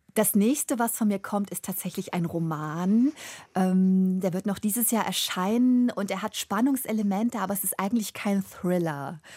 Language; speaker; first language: German; native; German